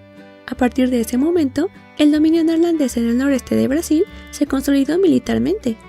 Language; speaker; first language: Spanish; native; Spanish